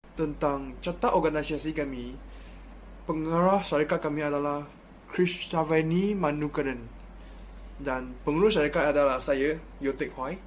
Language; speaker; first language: Malay; non-native, local second language; Chinese